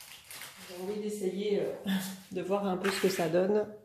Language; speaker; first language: French; native; French